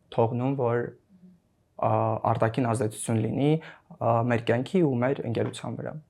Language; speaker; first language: Armenian; native; Armenian